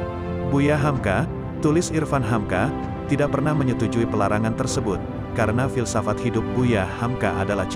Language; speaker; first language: Indonesian; native; Indonesian